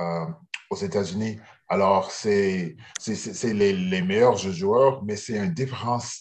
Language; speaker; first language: French; early bilingual, heritage; English